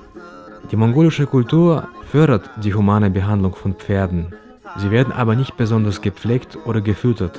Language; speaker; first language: German; native; German